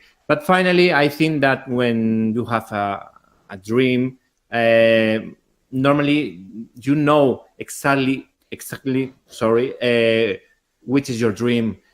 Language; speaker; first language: English; non-native, learner; Spanish